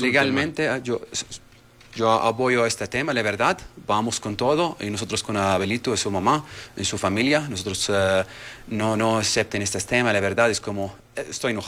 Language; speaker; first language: Spanish; non-native, learner; Arabic